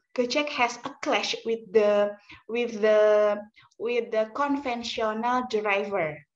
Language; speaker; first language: English; non-native, learner; Indonesian